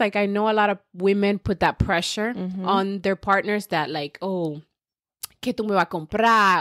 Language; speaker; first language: English; early bilingual, other home language; Spanish